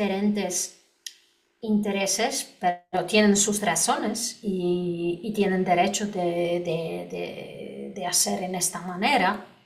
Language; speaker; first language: Spanish; non-native, learner; Polish